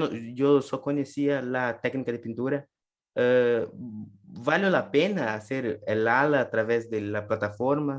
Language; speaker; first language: Spanish; non-native, learner; Portuguese